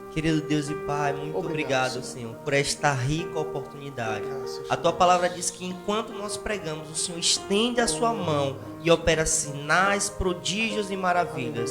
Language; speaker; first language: Portuguese; native; Portuguese